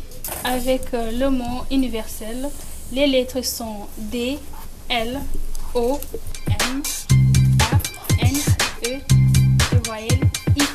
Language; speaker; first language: French; non-native, local second language; Comorian